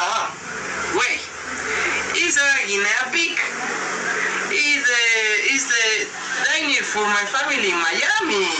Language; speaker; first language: English; non-native, learner; Spanish